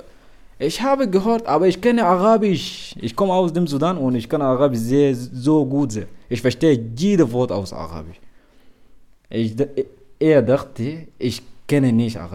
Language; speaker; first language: German; non-native, learner; Arabic